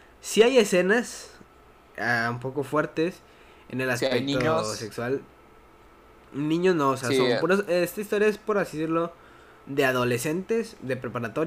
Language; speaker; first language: Spanish; native; Spanish